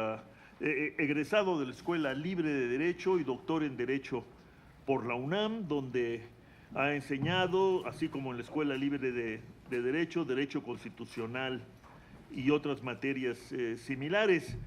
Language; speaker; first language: Spanish; native; Spanish